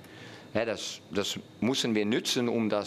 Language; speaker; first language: German; non-native, fluent; Dutch